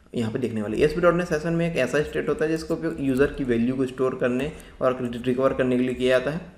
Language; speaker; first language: Hindi; native; Hindi